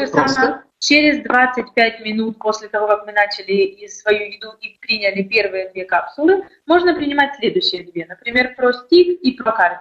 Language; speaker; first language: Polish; non-native, learner; Russian